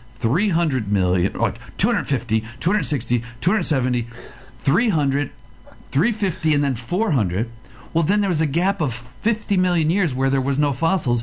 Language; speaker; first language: English; native; English